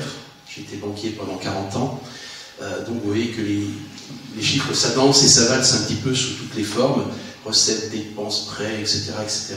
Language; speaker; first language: French; native; French